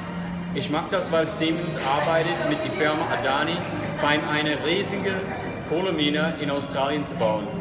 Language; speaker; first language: German; non-native, learner; English